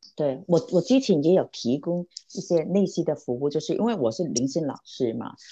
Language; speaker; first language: Chinese; non-native, local second language; Cantonese